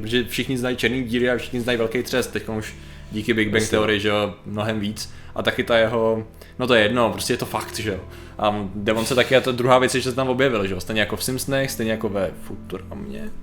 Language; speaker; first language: Czech; native; Czech